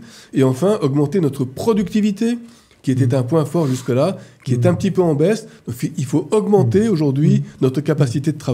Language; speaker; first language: French; native; French